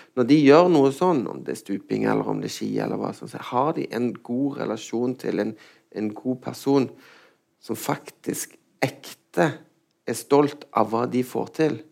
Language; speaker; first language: Norwegian; native; Norwegian